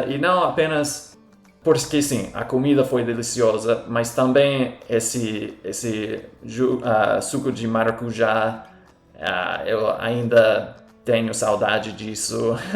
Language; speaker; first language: Portuguese; non-native, fluent; English